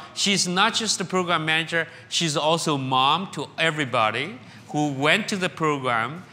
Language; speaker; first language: English; non-native, fluent; Chinese